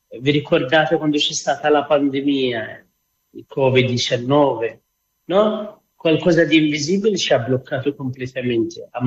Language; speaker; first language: Italian; non-native, fluent; Arabic